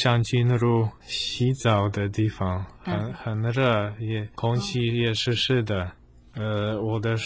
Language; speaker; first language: Chinese; non-native, fluent; Polish